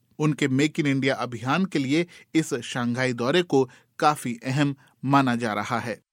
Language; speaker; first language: Hindi; native; Hindi